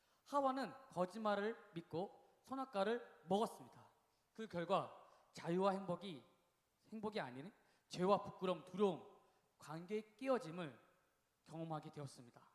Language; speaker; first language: Korean; native; Korean